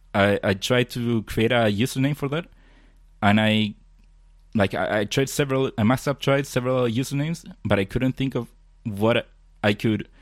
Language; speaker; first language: English; non-native, fluent; Spanish